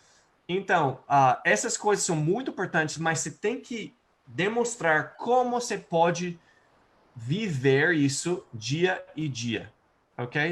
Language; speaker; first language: Portuguese; non-native, fluent; English